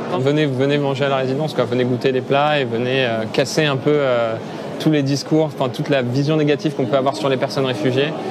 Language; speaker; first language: French; native; French